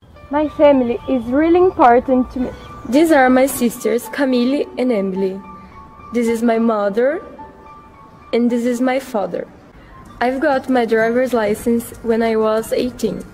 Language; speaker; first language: English; non-native, learner; Portuguese